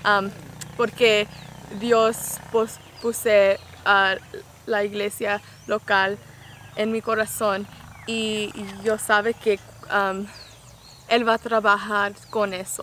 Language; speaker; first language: Spanish; non-native, learner; English